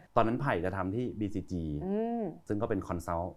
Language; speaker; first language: Thai; native; Thai